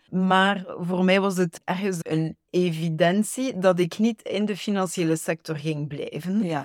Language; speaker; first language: Dutch; native; Dutch